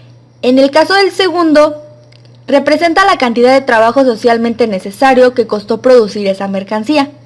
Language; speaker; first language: Spanish; native; Spanish